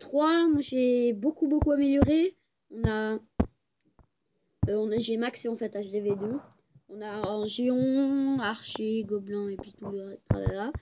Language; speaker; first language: French; native; French